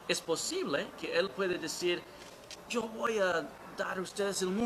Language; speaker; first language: Spanish; non-native, learner; English